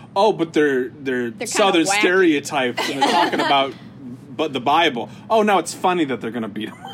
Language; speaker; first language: English; native; English